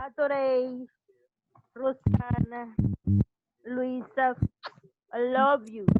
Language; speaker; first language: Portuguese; non-native, learner; Spanish